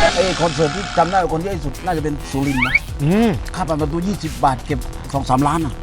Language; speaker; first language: Thai; native; Thai